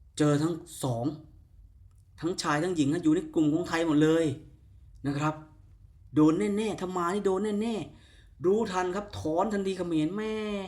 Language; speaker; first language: Thai; native; Thai